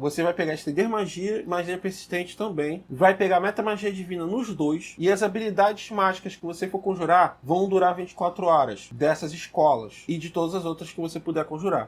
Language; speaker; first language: Portuguese; native; Portuguese